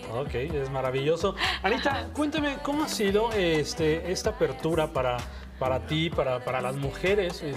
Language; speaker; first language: Spanish; native; Spanish